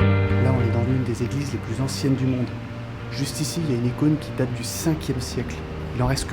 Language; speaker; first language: French; native; French